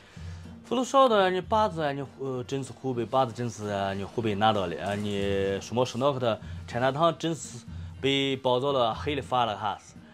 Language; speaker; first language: Persian; non-native, learner; Chinese